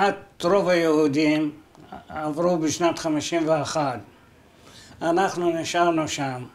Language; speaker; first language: Hebrew; non-native, fluent; Arabic